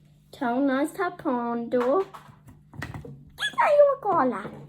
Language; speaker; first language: Portuguese; early bilingual, heritage; Portuguese